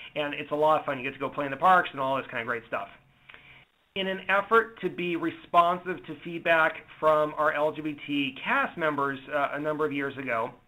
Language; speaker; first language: English; native; English